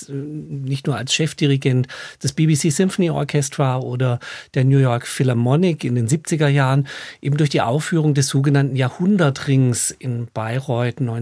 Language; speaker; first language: German; native; German